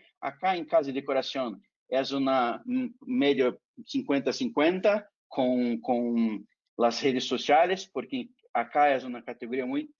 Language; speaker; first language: Spanish; non-native, fluent; Portuguese